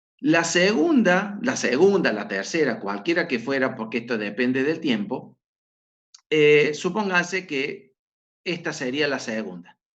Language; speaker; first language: Spanish; native; Spanish